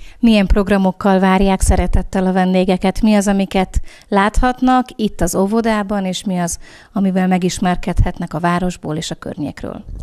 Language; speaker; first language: Hungarian; native; Hungarian